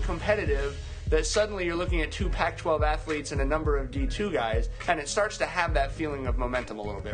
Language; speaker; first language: English; native; English